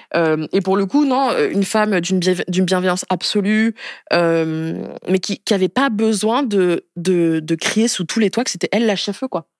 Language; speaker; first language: French; native; French